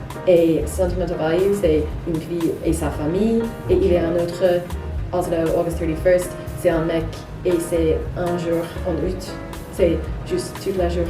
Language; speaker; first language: French; non-native, fluent; English